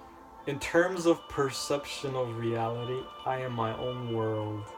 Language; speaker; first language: English; native; English